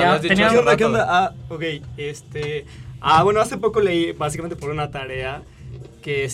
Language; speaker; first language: Spanish; native; Spanish